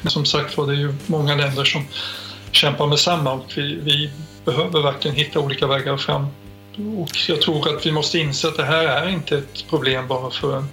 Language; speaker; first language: Swedish; native; Swedish